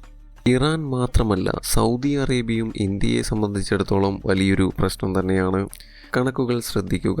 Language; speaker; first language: Malayalam; native; Malayalam